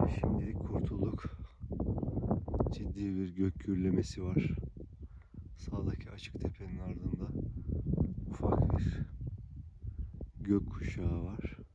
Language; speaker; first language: Turkish; native; Turkish